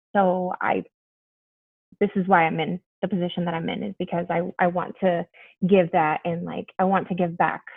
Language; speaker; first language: English; early bilingual, other home language; Spanish